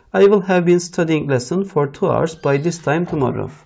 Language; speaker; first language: English; non-native, fluent; Turkish